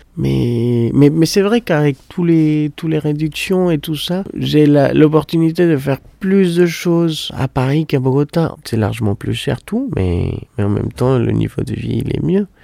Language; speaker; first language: French; non-native, fluent; Spanish